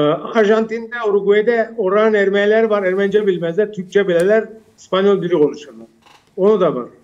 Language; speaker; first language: Turkish; early bilingual, heritage; Turkish